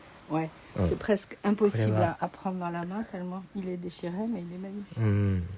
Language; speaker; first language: French; native; French